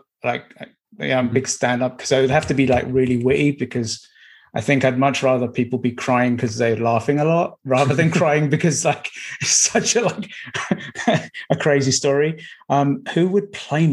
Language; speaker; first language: English; native; English